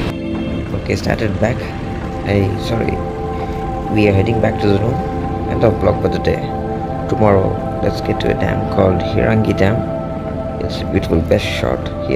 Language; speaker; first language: English; non-native, local second language; Telugu